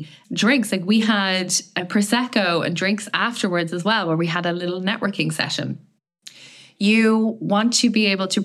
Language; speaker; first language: English; native; English